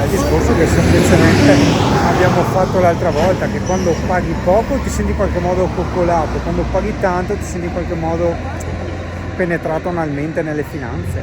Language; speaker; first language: Italian; native; Italian